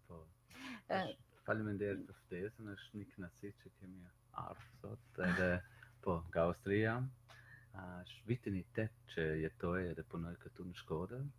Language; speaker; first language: Albanian; non-native, learner; German